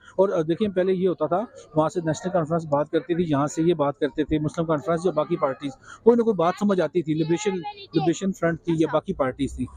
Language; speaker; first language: Urdu; non-native, local second language; Kashmiri